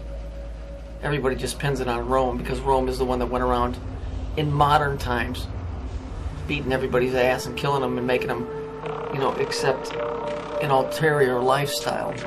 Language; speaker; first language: English; native; English